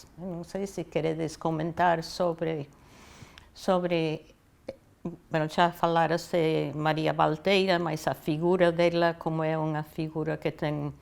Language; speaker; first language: Galician; non-native, fluent; English